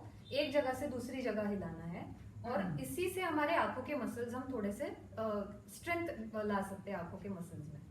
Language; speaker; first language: Hindi; non-native, local second language; Marathi